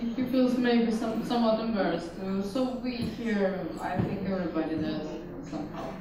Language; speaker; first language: English; non-native, learner; Russian